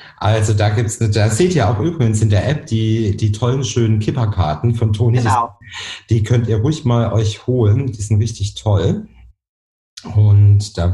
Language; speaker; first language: German; native; German